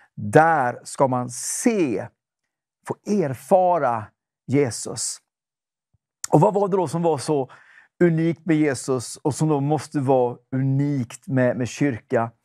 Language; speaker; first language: Swedish; native; Swedish